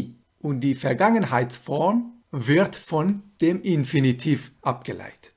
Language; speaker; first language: German; non-native, fluent; Persian